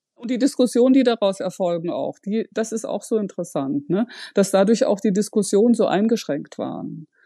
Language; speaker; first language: German; native; German